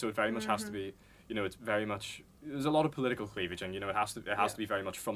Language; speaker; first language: English; native; English